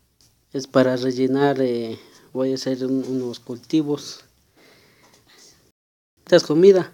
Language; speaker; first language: Spanish; native; Spanish